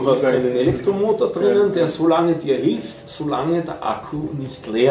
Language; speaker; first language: German; native; German